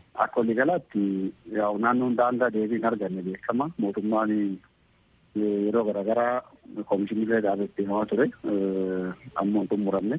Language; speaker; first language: Oromo; native; Oromo